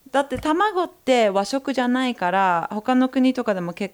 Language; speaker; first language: Japanese; early bilingual, heritage; Japanese